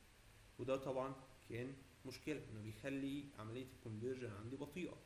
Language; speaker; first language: Arabic; native; Arabic